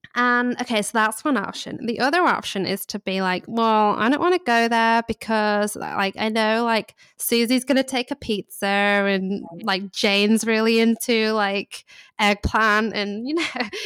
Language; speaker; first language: English; native; English